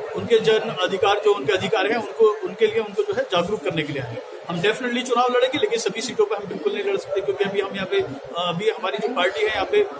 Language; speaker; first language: Hindi; native; Hindi